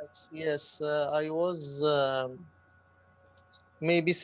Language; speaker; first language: English; non-native, learner; Arabic